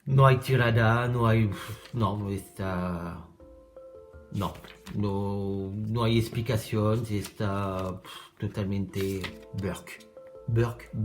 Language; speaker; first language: Spanish; non-native, learner; French